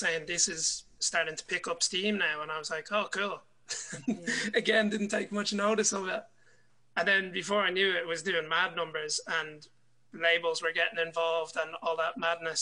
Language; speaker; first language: English; native; English